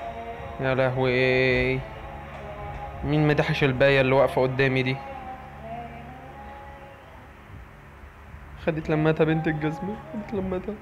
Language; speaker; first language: Arabic; native; Arabic